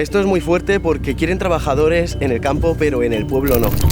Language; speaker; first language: Spanish; native; Spanish